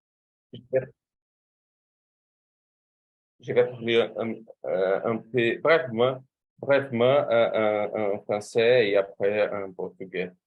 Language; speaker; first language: French; non-native, fluent; Portuguese